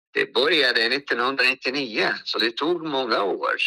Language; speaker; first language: Swedish; non-native, fluent; Arabic